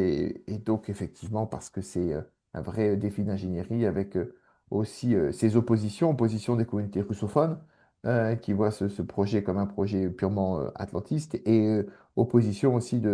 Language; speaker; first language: French; native; French